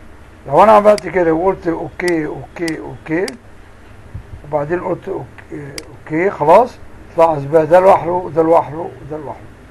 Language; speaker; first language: Arabic; native; Arabic